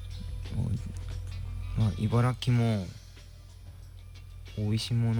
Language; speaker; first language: Japanese; non-native, learner; Korean